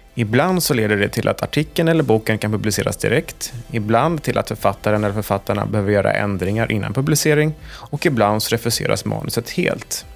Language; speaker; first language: Swedish; native; Swedish